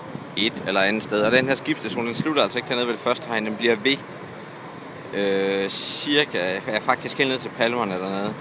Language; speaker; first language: Danish; native; Danish